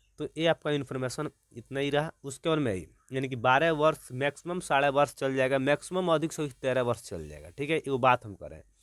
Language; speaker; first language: Hindi; native; Hindi